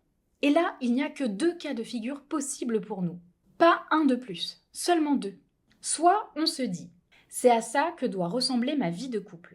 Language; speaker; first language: French; native; French